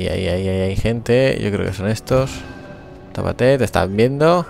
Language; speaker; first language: Spanish; native; Spanish